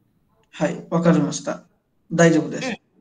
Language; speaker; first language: Japanese; non-native, learner; Nepali